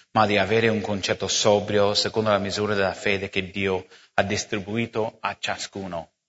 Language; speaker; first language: Italian; non-native, fluent; English